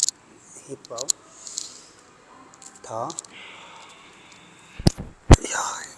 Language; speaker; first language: Vietnamese; non-native, learner; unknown